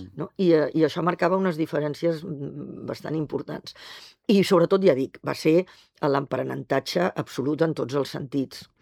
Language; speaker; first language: Catalan; native; Catalan